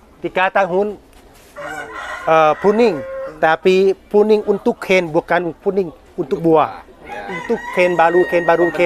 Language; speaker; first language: Indonesian; non-native, learner; Thai